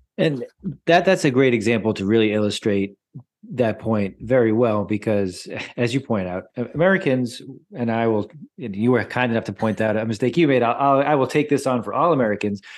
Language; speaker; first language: English; native; English